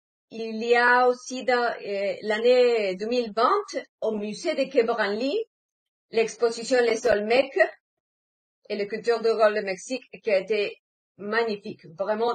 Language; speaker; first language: French; non-native, fluent; Spanish